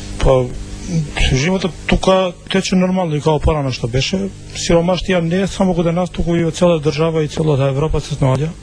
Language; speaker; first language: Macedonian; non-native, local second language; Albanian